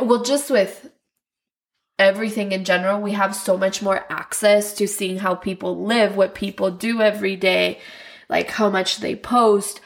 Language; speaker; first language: English; non-native, fluent; Spanish